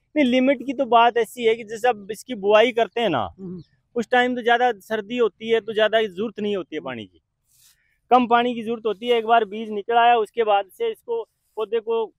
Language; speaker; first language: Hindi; native; Hindi